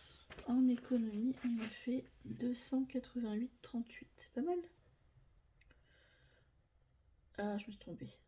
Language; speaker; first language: French; native; French